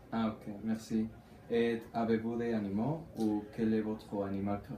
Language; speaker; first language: French; non-native, learner; Spanish